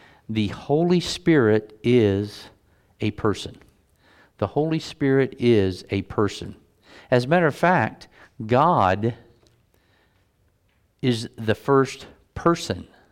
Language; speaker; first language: English; native; English